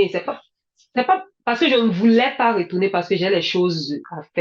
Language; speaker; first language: French; non-native, learner; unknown